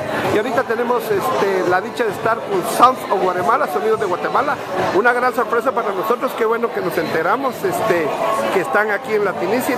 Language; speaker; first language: Spanish; native; Spanish